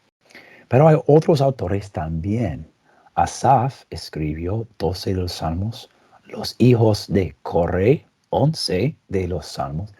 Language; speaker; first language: Spanish; non-native, fluent; English